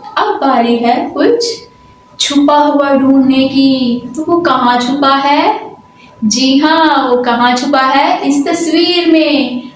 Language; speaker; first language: Urdu; non-native, local second language; Punjabi